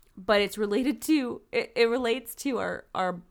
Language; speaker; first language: English; native; English